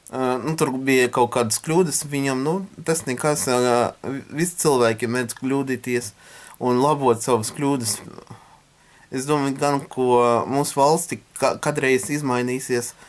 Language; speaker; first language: Latvian; non-native, local second language; Russian